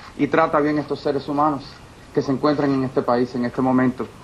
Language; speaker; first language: Spanish; early bilingual, heritage; Spanish